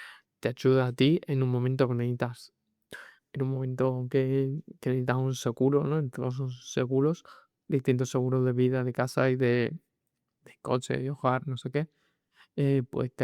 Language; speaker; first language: Spanish; native; Spanish